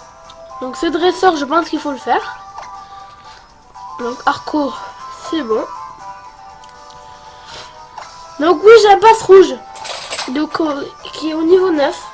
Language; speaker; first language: French; native; French